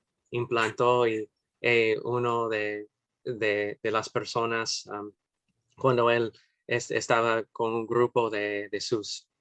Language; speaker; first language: Spanish; non-native, fluent; English